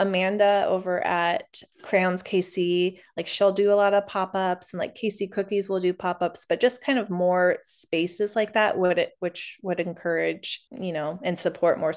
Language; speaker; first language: English; native; English